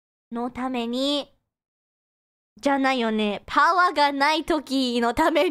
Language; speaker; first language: Japanese; non-native, fluent; English